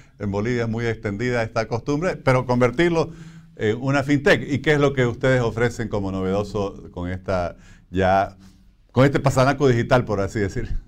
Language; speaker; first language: Spanish; native; Spanish